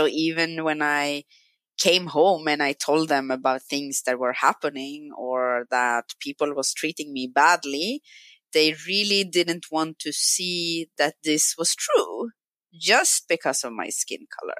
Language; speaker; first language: English; non-native, fluent; Swedish